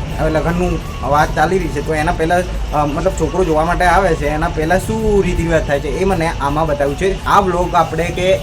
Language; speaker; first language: Gujarati; native; Gujarati